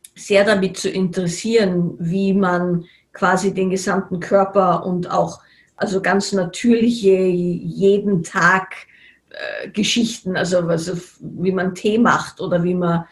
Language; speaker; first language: German; native; German